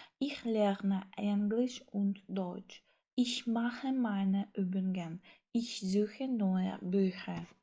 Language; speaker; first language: German; non-native, fluent; Ukrainian